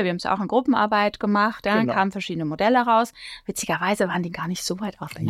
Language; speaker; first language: German; native; German